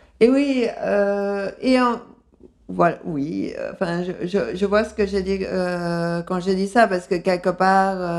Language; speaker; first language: French; early bilingual, other home language; Spanish